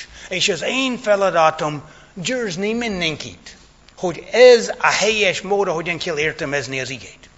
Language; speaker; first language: Hungarian; non-native, fluent; English